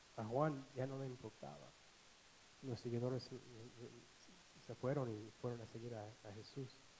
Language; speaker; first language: Spanish; non-native, fluent; English